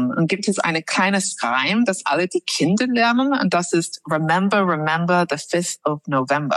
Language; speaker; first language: German; non-native, fluent; English